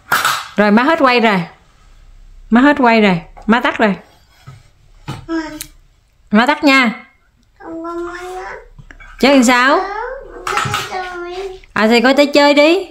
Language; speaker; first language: Vietnamese; native; Vietnamese